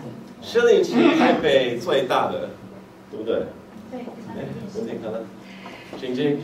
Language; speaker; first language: Chinese; non-native, learner; English